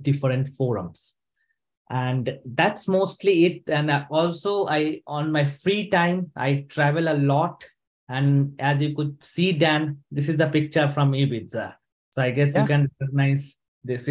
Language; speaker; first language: English; non-native, local second language; Bangla